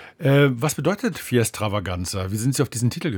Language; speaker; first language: German; native; German